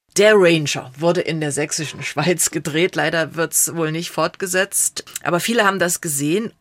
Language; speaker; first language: German; native; German